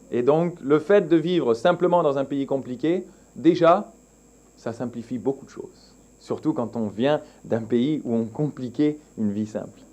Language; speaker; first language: French; native; French